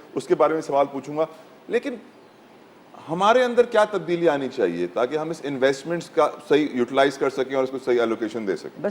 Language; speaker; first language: Urdu; native; Urdu